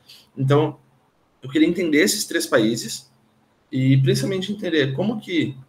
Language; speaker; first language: Portuguese; native; Portuguese